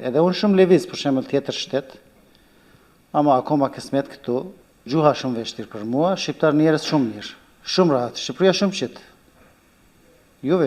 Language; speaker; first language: Albanian; non-native, learner; Turkish